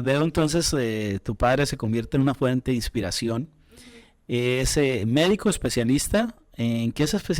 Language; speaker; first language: Spanish; native; Spanish